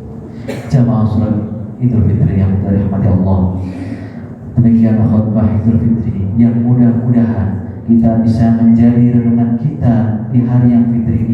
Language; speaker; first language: Indonesian; native; Indonesian